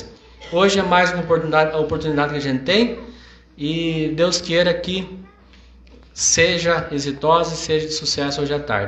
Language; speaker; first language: Portuguese; native; Portuguese